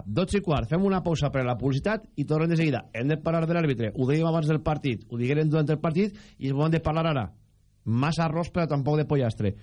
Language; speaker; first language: Catalan; native; Catalan